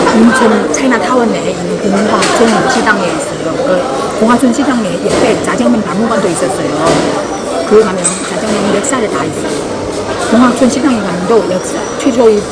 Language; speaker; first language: Korean; early bilingual, heritage; Korean